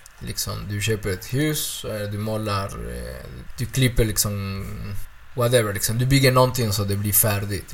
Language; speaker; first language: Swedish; non-native, fluent; Spanish